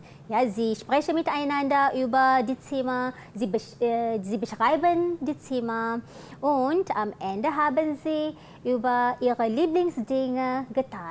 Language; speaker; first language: German; non-native, fluent; Malay